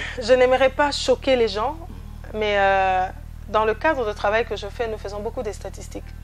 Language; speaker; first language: French; non-native, local second language; Lingala